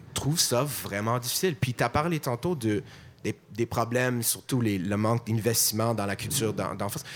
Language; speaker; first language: French; non-native, fluent; English